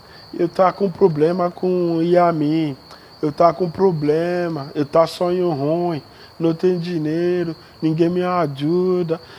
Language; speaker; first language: Portuguese; non-native, learner; Yoruba